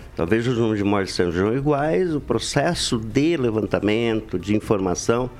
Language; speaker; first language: Portuguese; native; Portuguese